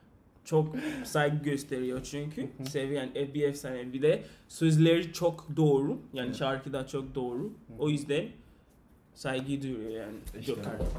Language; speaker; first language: Turkish; non-native, learner; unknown